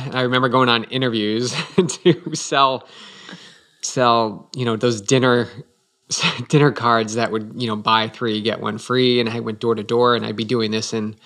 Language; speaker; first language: English; native; English